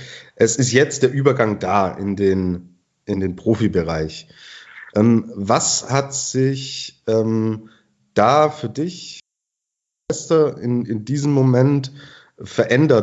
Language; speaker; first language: German; native; German